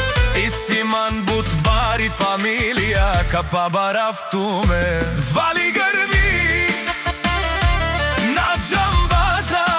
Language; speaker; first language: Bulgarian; non-native, local second language; Romany